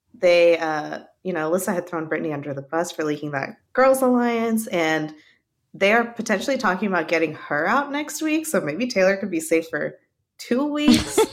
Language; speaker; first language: English; native; English